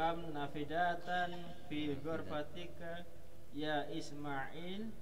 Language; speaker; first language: Arabic; non-native, learner; Indonesian